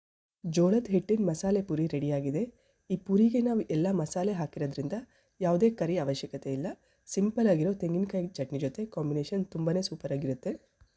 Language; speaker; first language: Kannada; native; Kannada